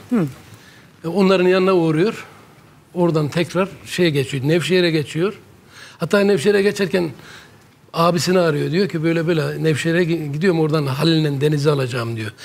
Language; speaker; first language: Turkish; native; Turkish